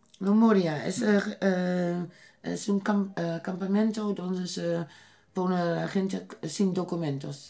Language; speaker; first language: Spanish; non-native, learner; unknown